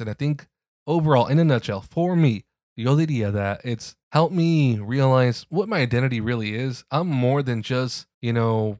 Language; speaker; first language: English; early bilingual, other home language; Spanish